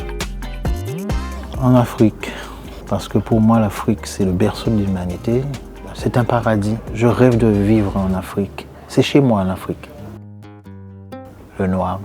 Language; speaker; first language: French; native; French